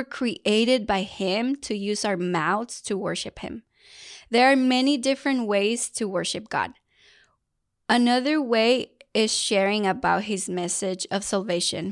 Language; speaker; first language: English; non-native, fluent; Spanish